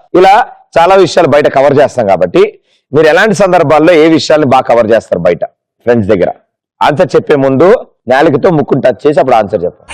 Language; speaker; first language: Telugu; native; Telugu